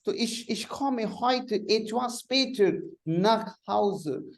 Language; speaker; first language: German; non-native, fluent; Hindi